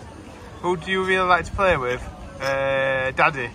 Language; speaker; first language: English; native; English